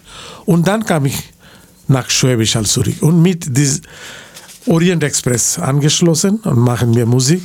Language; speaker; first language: German; non-native, learner; Bangla